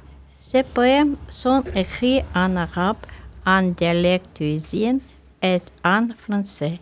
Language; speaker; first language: French; non-native, learner; Russian